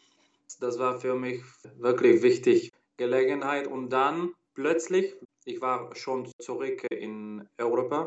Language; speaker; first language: German; non-native, learner; Czech